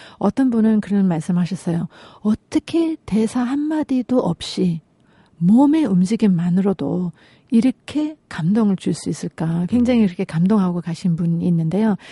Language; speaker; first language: Korean; native; Korean